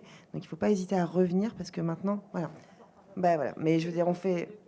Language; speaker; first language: French; native; French